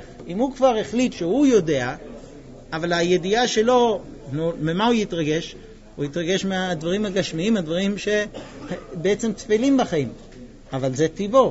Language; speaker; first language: Hebrew; native; Hebrew